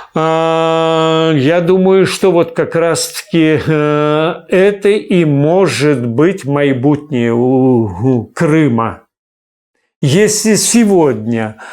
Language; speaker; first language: Russian; non-native, local second language; Crimean Tatar